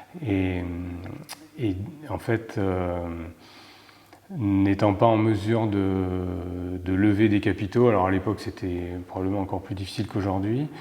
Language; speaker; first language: French; native; French